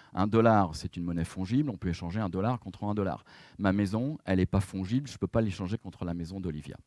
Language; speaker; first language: French; native; French